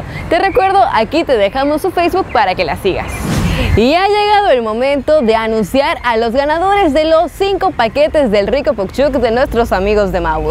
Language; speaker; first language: Spanish; native; Spanish